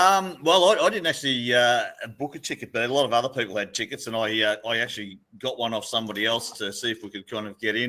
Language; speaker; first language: English; native; English